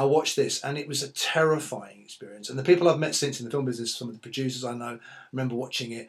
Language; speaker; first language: English; native; English